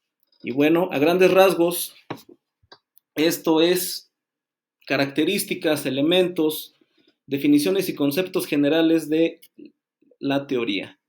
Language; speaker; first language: Spanish; native; Spanish